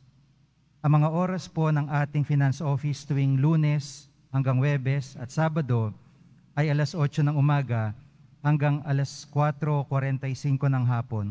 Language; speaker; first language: Filipino; native; Filipino